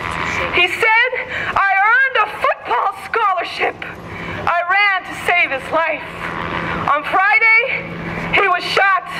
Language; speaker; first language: English; native; English